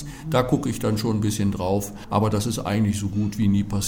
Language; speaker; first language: German; native; German